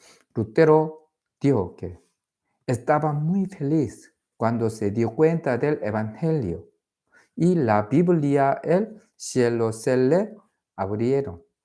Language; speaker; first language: Spanish; non-native, fluent; Korean